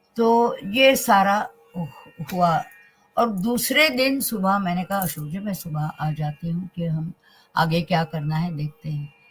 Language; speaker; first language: Hindi; non-native, local second language; Marathi